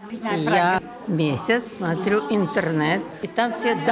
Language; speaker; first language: Czech; non-native, learner; Russian